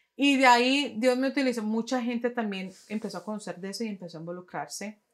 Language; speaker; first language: Spanish; early bilingual, heritage; Spanish